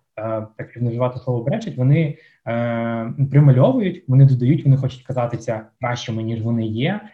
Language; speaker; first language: Ukrainian; non-native, local second language; Russian